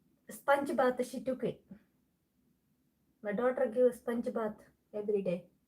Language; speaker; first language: English; non-native, local second language; Malayalam